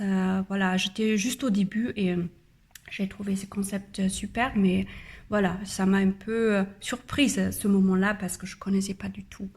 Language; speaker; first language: French; non-native, learner; German